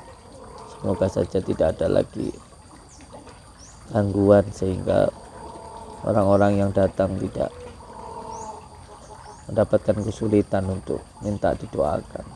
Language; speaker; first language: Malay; non-native, local second language; Javanese